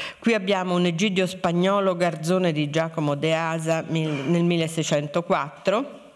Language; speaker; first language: Italian; native; Italian